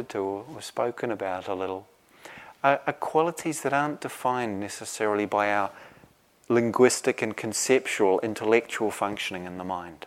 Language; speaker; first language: English; native; English